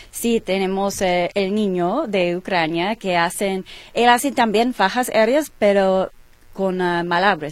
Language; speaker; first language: Spanish; non-native, learner; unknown